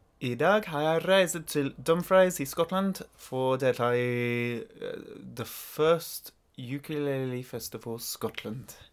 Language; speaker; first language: Norwegian; non-native, learner; English